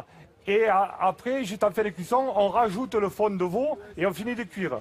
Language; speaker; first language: French; native; French